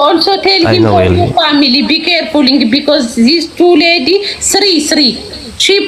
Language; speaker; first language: English; non-native, learner; Amharic